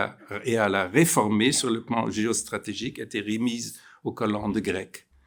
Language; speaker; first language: French; non-native, fluent; German